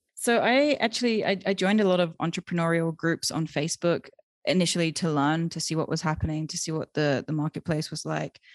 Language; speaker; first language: English; native; English